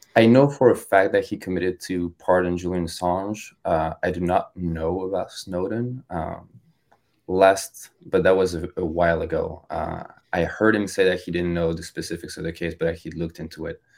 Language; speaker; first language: English; non-native, fluent; French